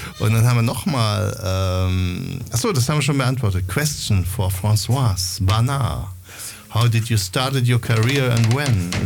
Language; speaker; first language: German; native; German